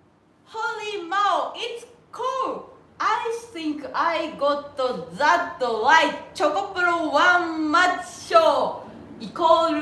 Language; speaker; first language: English; non-native, learner; Japanese